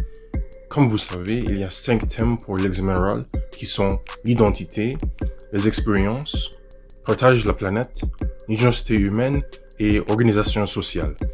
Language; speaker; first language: French; non-native, fluent; English